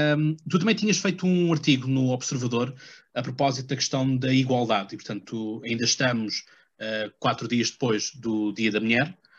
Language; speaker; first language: Portuguese; native; Portuguese